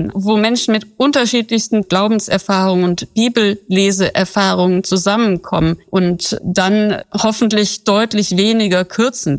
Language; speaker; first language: German; native; German